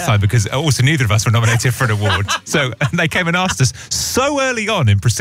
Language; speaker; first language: English; native; English